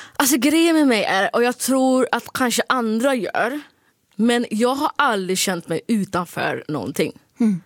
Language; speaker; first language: Swedish; early bilingual, other home language; Somali